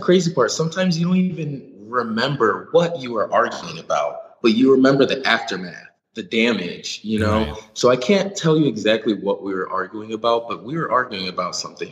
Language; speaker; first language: English; native; English